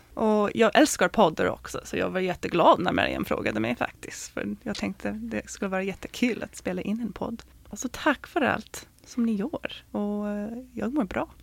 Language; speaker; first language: Swedish; non-native, fluent; English